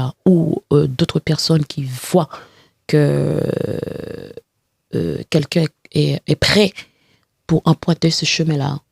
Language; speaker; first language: French; non-native, local second language; Haitian Creole